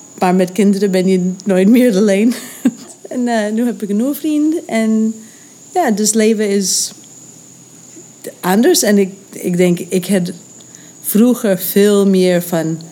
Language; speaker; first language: Dutch; non-native, fluent; English